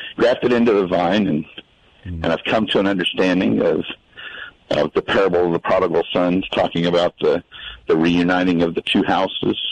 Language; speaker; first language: English; native; English